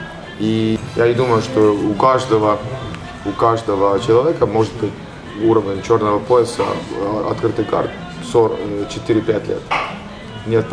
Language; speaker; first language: Russian; non-native, learner; Estonian